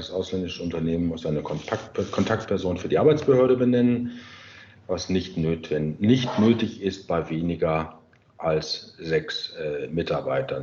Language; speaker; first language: German; native; German